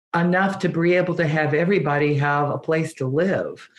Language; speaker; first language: English; native; English